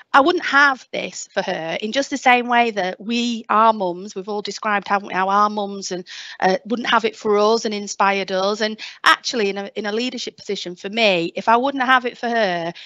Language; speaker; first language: English; native; English